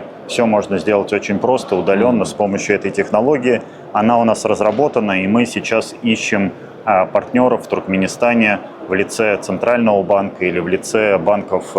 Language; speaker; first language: Russian; native; Russian